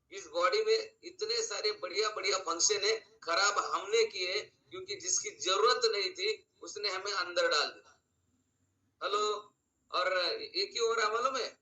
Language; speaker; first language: Hindi; non-native, local second language; Marathi